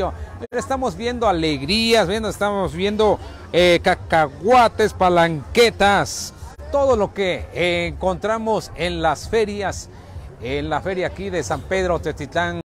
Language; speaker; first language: Spanish; native; Spanish